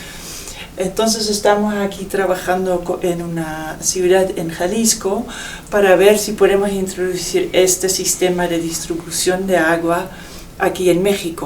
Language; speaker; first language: Spanish; non-native, fluent; Dutch